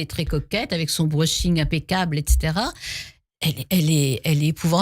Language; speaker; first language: French; native; French